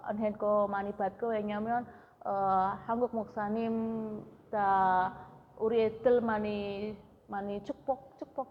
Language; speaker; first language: Korean; non-native, learner; Indonesian